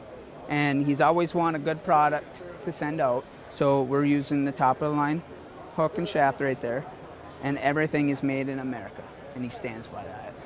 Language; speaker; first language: English; native; English